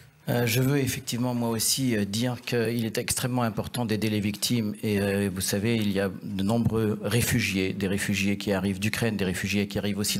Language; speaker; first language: French; native; French